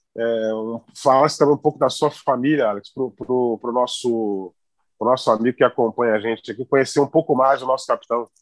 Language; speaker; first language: Portuguese; native; Portuguese